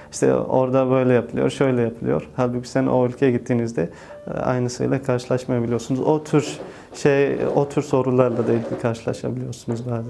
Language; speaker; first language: Turkish; non-native, fluent; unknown